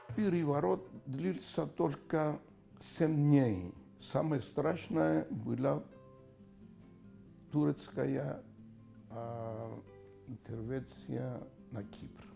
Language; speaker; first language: Russian; non-native, fluent; Greek